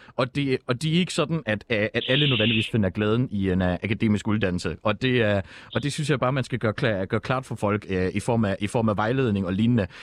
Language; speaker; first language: Danish; native; Danish